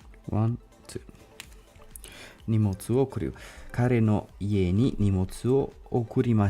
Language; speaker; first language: Japanese; non-native, learner; English